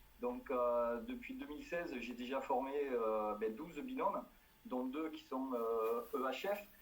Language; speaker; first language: French; native; French